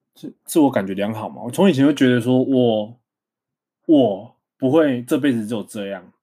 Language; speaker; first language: Chinese; native; Chinese